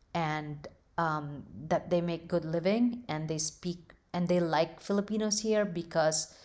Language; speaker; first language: English; non-native, local second language; Filipino